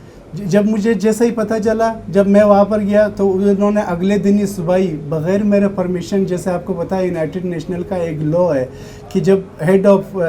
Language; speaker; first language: Hindi; non-native, fluent; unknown